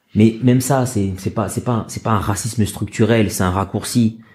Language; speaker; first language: French; native; French